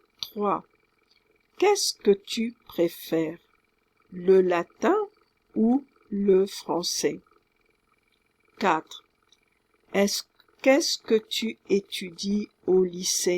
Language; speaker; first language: French; non-native, fluent; English